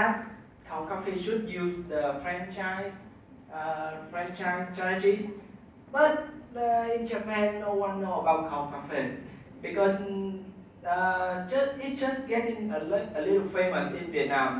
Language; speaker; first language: English; non-native, learner; Vietnamese